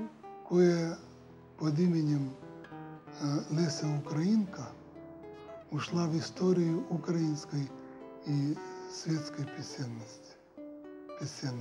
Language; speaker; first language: Ukrainian; early bilingual, heritage; Serbian